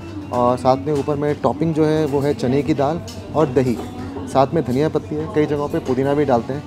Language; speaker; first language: Hindi; native; Hindi